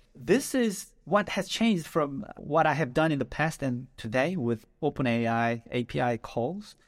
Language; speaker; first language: English; non-native, fluent; Korean